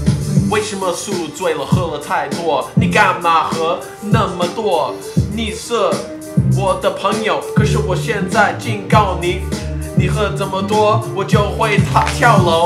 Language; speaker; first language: Chinese; non-native, fluent; English